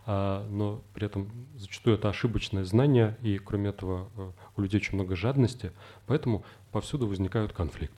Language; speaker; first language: Russian; native; Russian